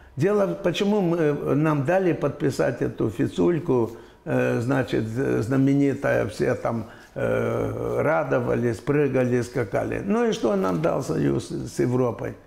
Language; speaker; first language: Russian; native; Russian